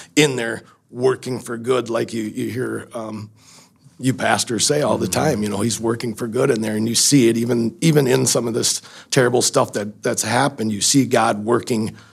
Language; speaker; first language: English; native; English